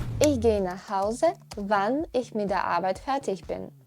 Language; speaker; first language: German; non-native, fluent; Ukrainian